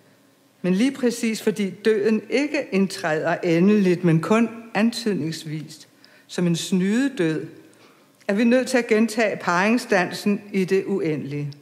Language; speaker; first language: Danish; native; Danish